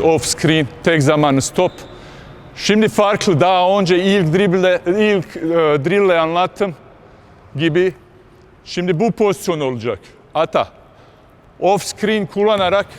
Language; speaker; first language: Turkish; non-native, fluent; Bosnian